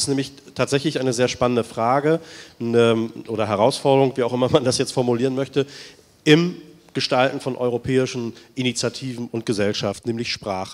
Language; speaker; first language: German; native; German